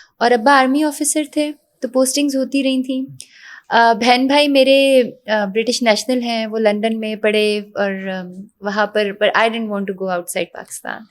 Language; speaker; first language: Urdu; native; Urdu